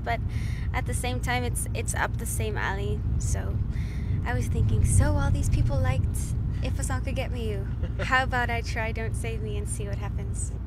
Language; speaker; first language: English; non-native, fluent; Norwegian